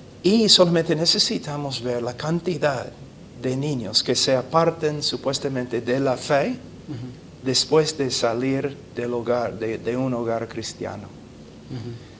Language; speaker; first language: Spanish; non-native, fluent; English